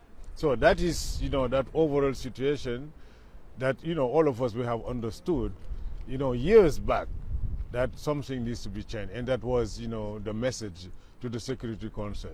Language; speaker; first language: English; non-native, fluent; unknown